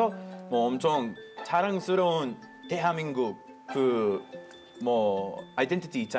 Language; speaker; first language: Korean; non-native, fluent; Hebrew